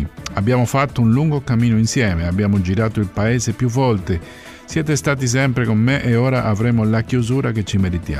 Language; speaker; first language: Italian; non-native, fluent; Spanish